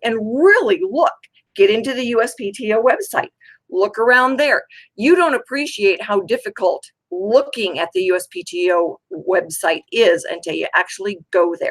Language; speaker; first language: English; native; English